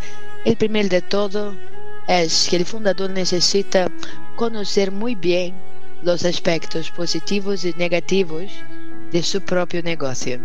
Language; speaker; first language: Spanish; non-native, fluent; Portuguese